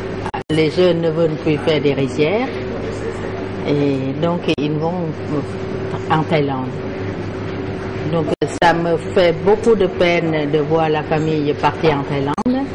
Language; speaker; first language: French; non-native, fluent; Lao